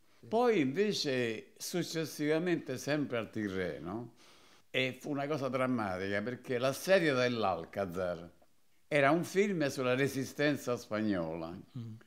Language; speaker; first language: Italian; native; Italian